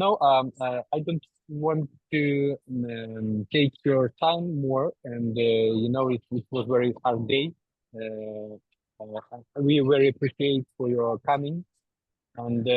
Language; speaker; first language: English; non-native, learner; Ukrainian